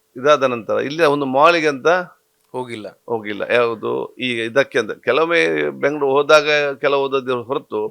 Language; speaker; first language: Kannada; non-native, local second language; Badaga